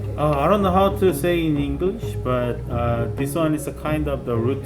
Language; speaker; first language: English; non-native, fluent; Korean